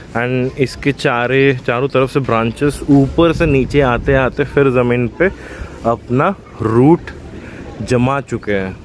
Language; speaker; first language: Hindi; non-native, local second language; Bangla